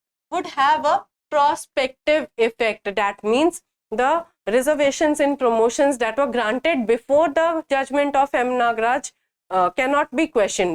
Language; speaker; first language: English; non-native, local second language; Hindi